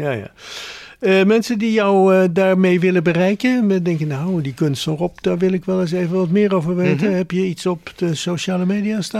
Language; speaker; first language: Dutch; native; Dutch